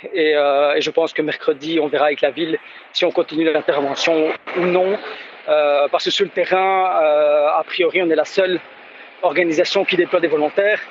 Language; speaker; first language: French; native; French